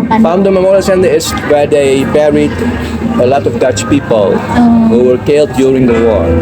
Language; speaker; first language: English; non-native, fluent; Dutch